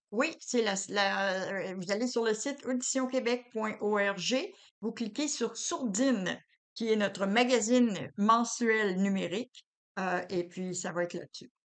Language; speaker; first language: French; native; French